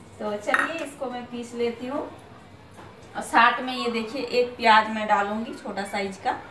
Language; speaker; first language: Hindi; non-native, local second language; Bangla